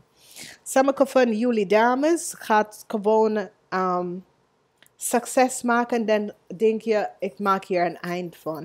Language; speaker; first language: Dutch; non-native, learner; English